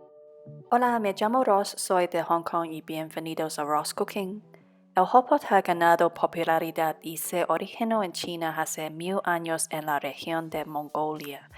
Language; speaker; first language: Spanish; non-native, fluent; Cantonese